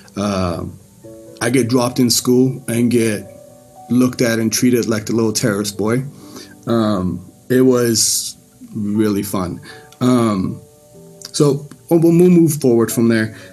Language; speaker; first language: English; early bilingual, other home language; Persian